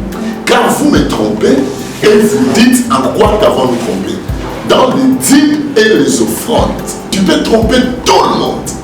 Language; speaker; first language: French; non-native, local second language; Lingala